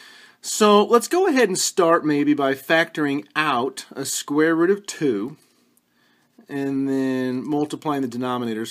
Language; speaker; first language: English; native; English